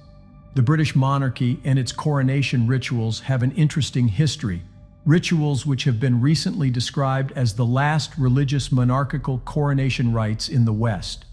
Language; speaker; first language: English; native; English